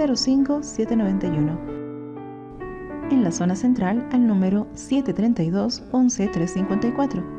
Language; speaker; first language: Spanish; native; Spanish